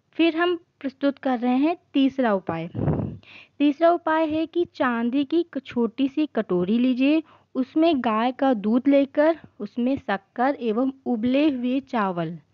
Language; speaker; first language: Hindi; native; Hindi